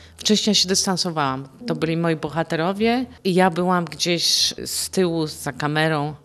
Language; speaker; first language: Polish; native; Polish